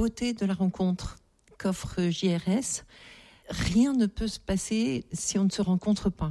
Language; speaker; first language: French; native; French